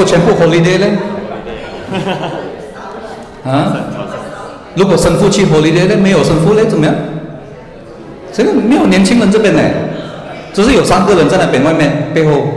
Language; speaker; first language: Chinese; non-native, learner; English